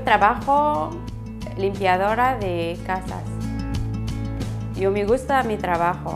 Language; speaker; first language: Spanish; non-native, learner; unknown